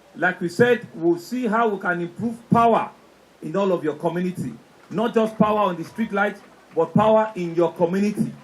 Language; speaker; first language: English; non-native, local second language; Yoruba